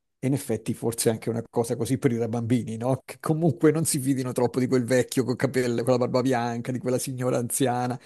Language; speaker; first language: Italian; native; Italian